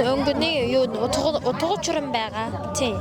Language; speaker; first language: Mongolian; non-native, local second language; Kazakh